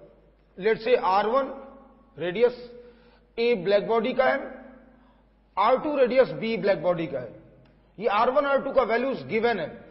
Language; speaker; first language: Hindi; native; Hindi